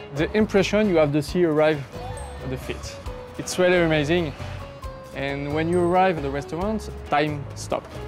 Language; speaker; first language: English; non-native, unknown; French